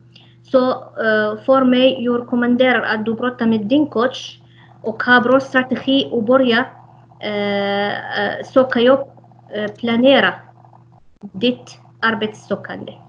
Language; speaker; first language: Swedish; non-native, fluent; Arabic